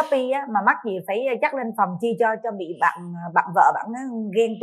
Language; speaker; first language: Vietnamese; native; Vietnamese